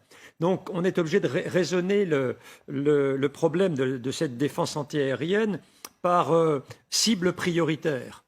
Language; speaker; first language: French; native; French